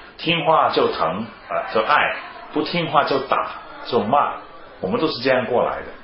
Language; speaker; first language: Chinese; non-native, fluent; Cantonese